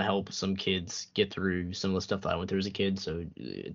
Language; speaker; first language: English; native; English